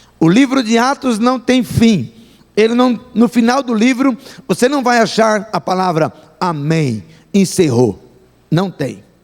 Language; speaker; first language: Portuguese; native; Portuguese